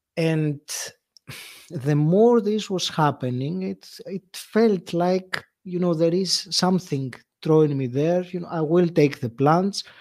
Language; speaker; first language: English; non-native, fluent; Greek